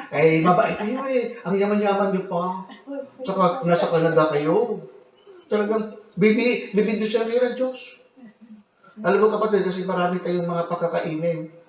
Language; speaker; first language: Filipino; non-native, local second language; Cebuano